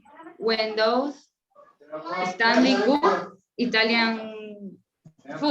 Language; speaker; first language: English; non-native, learner; Spanish